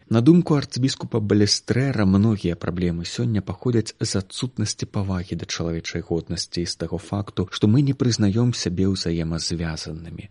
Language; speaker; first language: Belarusian; native; Belarusian